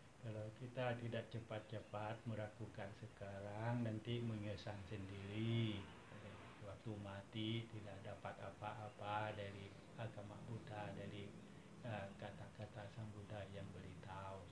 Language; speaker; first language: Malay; non-native, fluent; Thai